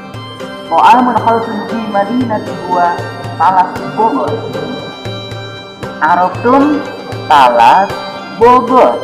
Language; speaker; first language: Arabic; non-native, learner; Indonesian